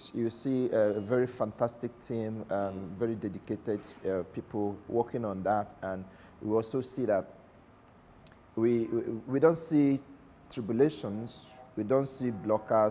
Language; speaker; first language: English; non-native, local second language; Igbo